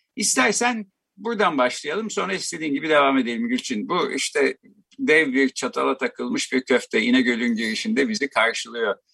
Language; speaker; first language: Turkish; native; Turkish